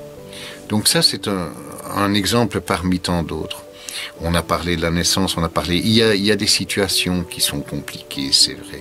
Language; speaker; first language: French; native; French